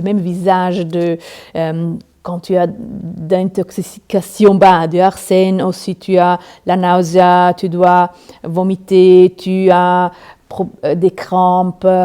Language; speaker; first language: French; non-native, learner; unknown